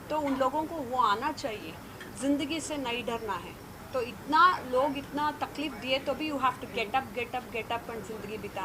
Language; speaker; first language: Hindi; non-native, local second language; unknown